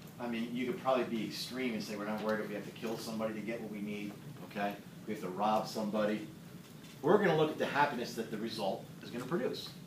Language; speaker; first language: English; native; English